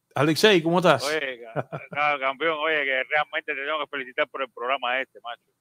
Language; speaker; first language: Spanish; native; Spanish